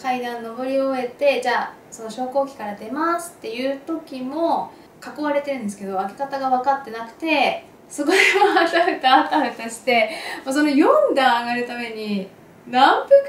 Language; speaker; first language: Japanese; native; Japanese